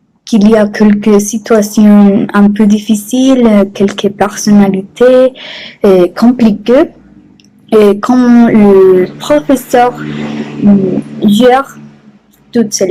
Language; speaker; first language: French; non-native, learner; Spanish